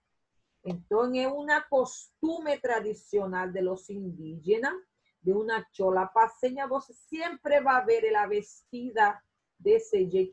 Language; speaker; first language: Spanish; non-native, fluent; Portuguese